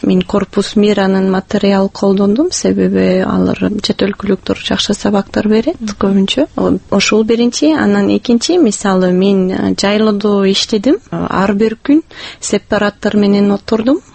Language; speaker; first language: Kyrgyz; non-native, fluent; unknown